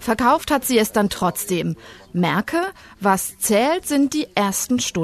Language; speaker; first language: German; native; German